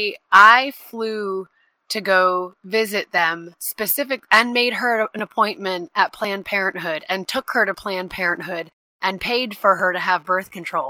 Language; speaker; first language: English; native; English